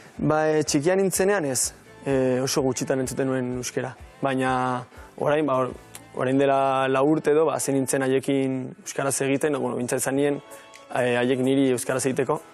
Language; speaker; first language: Basque; non-native, local second language; Spanish